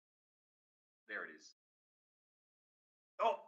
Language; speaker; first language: English; native; English